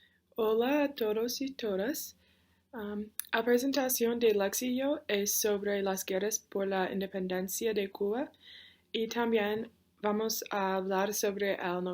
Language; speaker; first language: Spanish; non-native, learner; English